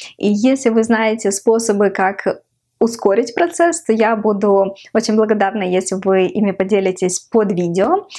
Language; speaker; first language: Russian; non-native, local second language; Ukrainian